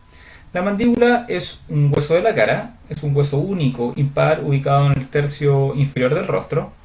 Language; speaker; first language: Spanish; native; Spanish